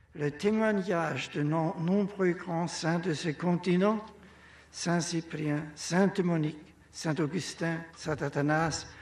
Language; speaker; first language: French; non-native, fluent; German